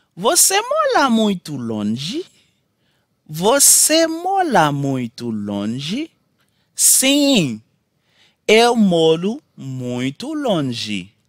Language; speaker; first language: Portuguese; non-native, learner; Haitian Creole